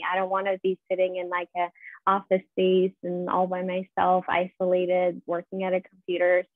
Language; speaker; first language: English; non-native, fluent; Persian